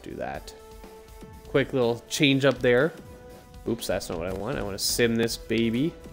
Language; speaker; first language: English; native; English